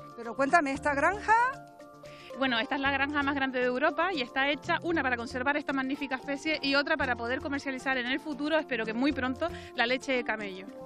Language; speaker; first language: Spanish; native; Spanish